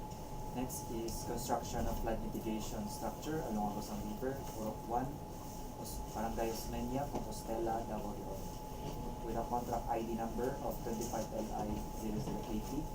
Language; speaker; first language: English; non-native, local second language; Cebuano